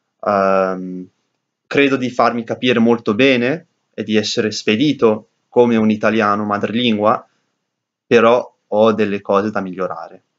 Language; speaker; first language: Italian; early bilingual, heritage; English